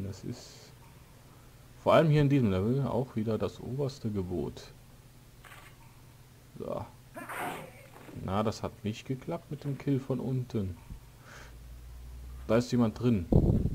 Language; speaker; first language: German; native; German